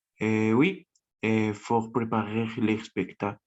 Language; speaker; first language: French; non-native, learner; Spanish